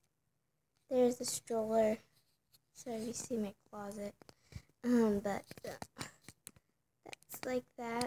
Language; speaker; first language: English; native; English